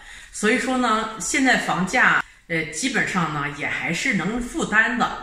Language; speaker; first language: Chinese; native; Chinese